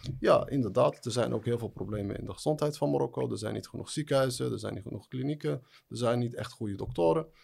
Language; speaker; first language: Dutch; early bilingual, other home language; Arabic